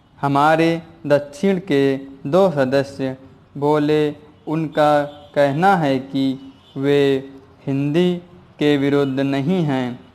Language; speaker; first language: Hindi; native; Hindi